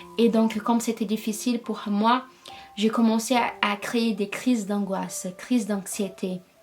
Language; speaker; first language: French; non-native, fluent; Portuguese